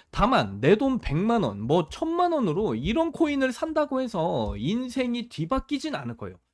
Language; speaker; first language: Korean; native; Korean